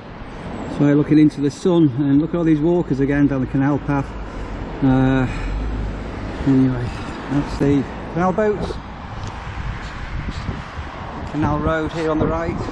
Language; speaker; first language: English; native; English